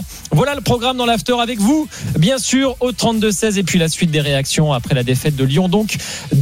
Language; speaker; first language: French; native; French